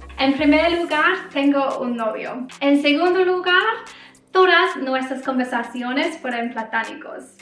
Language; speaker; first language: Spanish; non-native, learner; English